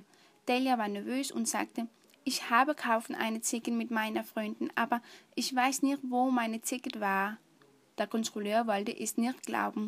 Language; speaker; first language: German; non-native, learner; Danish